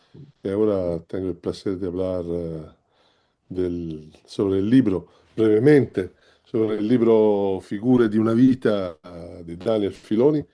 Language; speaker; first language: Spanish; non-native, learner; Italian